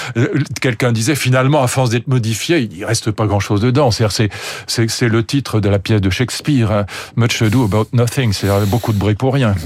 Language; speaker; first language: French; native; French